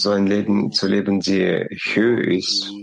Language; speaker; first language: German; non-native, learner; Russian